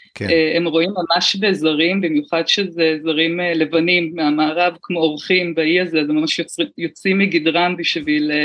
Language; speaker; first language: Hebrew; native; Hebrew